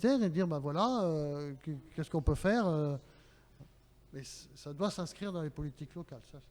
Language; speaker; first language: French; native; French